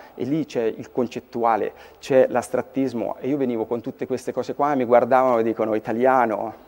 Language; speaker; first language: Italian; native; Italian